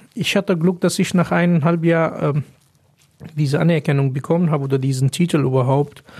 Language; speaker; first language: German; non-native, fluent; Pashto